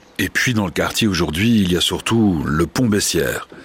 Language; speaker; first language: French; native; French